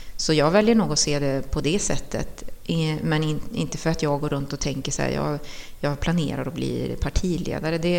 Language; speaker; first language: Swedish; early bilingual, other home language; Spanish